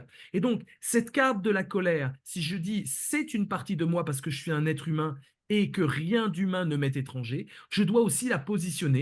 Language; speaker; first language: French; native; French